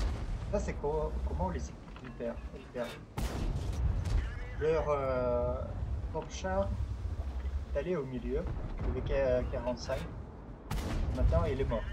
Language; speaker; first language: French; non-native, learner; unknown